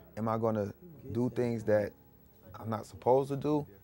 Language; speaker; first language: English; native; English